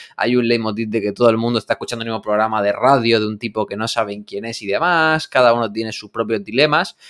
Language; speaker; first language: Spanish; native; Spanish